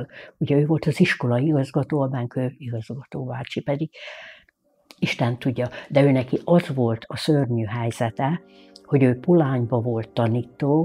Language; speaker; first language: Hungarian; native; Hungarian